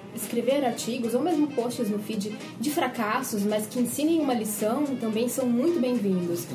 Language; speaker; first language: Portuguese; native; Portuguese